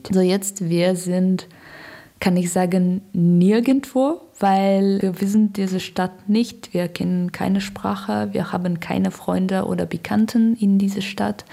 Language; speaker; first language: German; non-native, learner; Russian